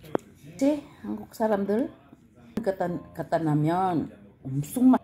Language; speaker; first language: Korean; non-native, learner; Filipino